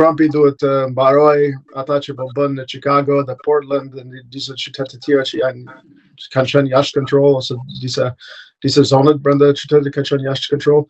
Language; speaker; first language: Albanian; non-native, fluent; English